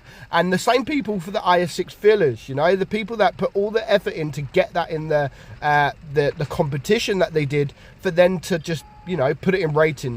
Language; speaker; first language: English; native; English